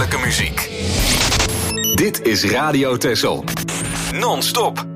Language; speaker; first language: Dutch; native; Dutch